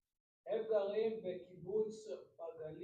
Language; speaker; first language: Hebrew; non-native, learner; English